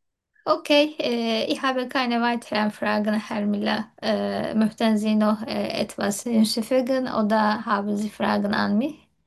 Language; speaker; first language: German; non-native, learner; Turkish